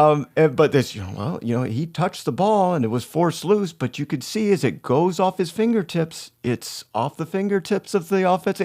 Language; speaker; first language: English; native; English